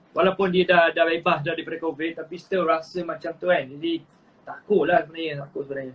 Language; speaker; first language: Malay; native; Malay